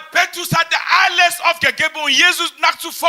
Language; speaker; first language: German; non-native, fluent; French